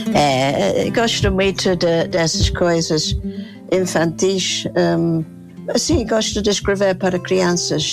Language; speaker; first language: Portuguese; non-native, fluent; English